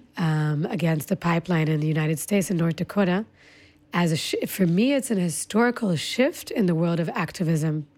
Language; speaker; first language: English; early bilingual, other home language; Hebrew